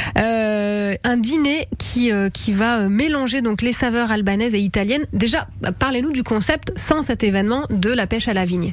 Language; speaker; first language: French; native; French